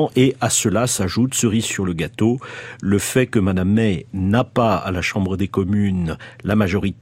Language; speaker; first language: French; native; French